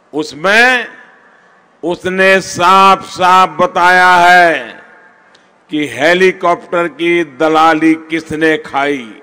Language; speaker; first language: Hindi; non-native, local second language; Gujarati